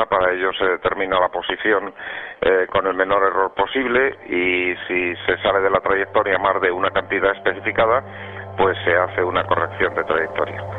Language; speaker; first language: Spanish; native; Spanish